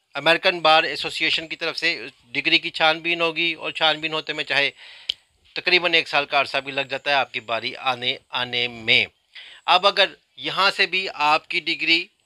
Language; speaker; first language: Urdu; native; Urdu